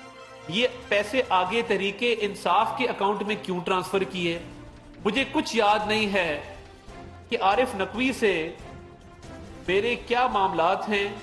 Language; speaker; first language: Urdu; non-native, local second language; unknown